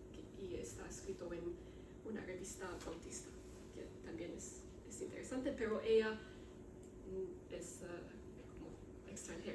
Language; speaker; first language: Spanish; non-native, learner; Romanian